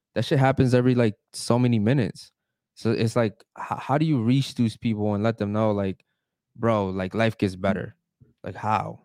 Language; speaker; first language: English; early bilingual, other home language; Spanish